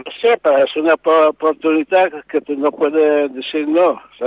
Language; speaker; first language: Spanish; non-native, learner; Hebrew